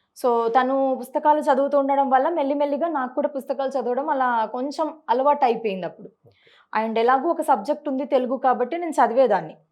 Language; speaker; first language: Telugu; early bilingual, heritage; Telugu